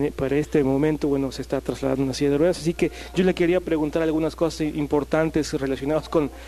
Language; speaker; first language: Spanish; native; Spanish